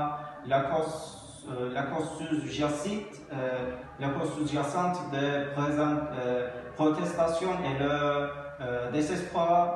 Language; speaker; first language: French; non-native, learner; Turkish